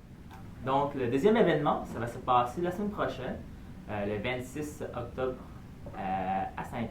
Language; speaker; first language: French; native; French